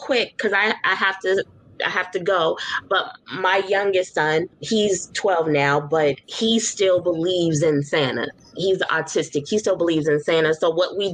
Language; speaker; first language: English; native; English